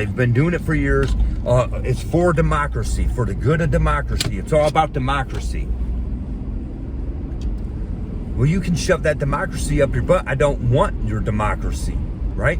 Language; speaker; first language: English; native; English